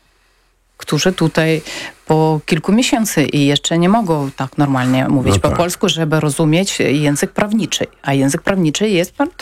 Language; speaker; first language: Polish; non-native, fluent; Ukrainian